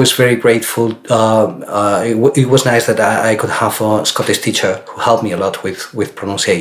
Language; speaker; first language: English; non-native, fluent; Spanish